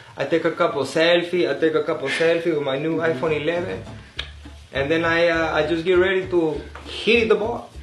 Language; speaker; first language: English; non-native, fluent; Spanish